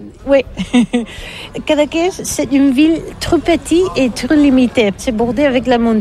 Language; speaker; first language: French; non-native, learner; Catalan